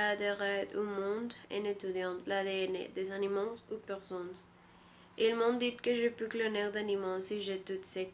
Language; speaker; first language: French; non-native, learner; Spanish